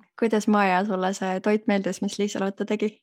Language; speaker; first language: Estonian; native; Estonian